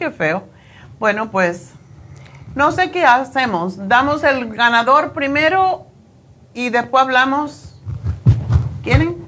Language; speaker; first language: Spanish; native; Spanish